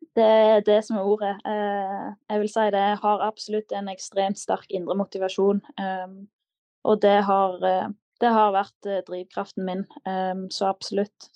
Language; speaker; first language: Norwegian; native; Norwegian